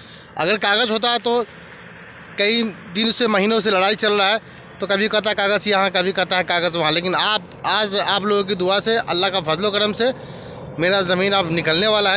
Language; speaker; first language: Hindi; native; Hindi